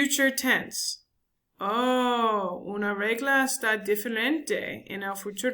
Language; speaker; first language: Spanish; non-native, learner; English